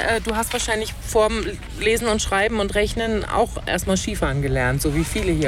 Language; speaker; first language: German; native; German